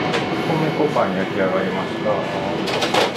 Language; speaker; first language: Japanese; native; Japanese